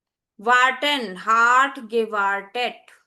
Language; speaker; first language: German; non-native, learner; Hindi